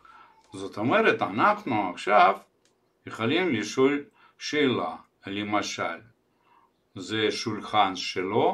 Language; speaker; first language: Hebrew; non-native, fluent; Russian